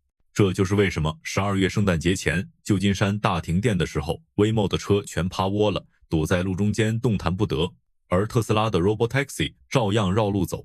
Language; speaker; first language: Chinese; native; Chinese